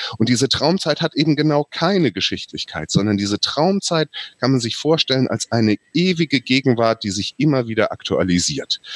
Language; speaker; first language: German; native; German